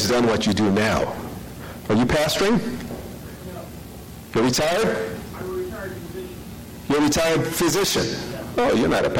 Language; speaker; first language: English; native; English